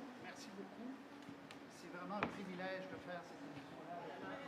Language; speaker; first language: French; native; French